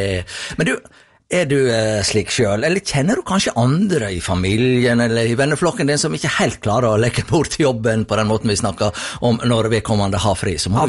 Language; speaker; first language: Norwegian; native; Norwegian